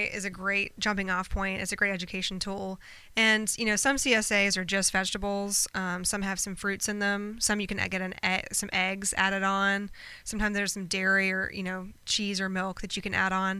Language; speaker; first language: English; native; English